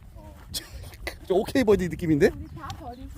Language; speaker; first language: Korean; native; Korean